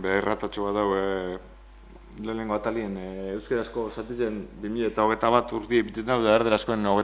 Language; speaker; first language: Basque; native; Basque